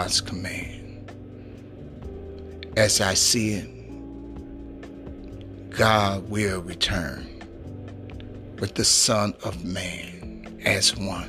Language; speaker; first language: English; native; English